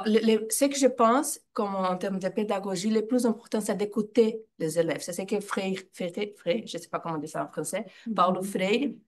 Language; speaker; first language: French; non-native, fluent; Portuguese